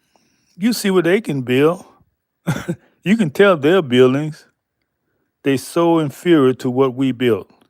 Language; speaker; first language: English; native; English